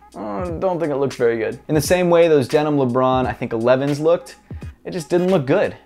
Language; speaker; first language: English; native; English